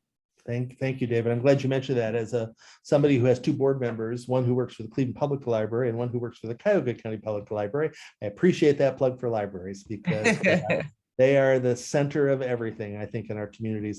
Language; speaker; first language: English; native; English